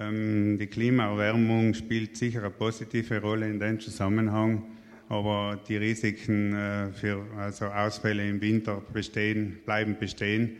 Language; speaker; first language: German; native; German